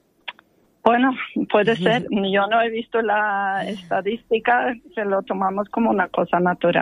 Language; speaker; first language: Spanish; non-native, fluent; Norwegian